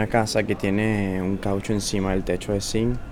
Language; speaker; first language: Spanish; native; Spanish